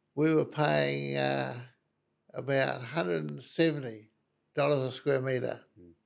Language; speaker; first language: English; native; English